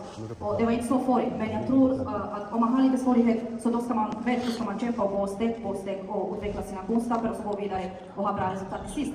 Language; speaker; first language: Swedish; non-native, fluent; Bulgarian